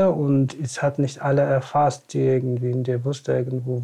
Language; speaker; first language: German; non-native, fluent; Tamasheq